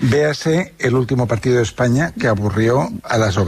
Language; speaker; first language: Spanish; native; Spanish